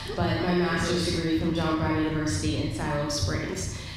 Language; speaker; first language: English; native; English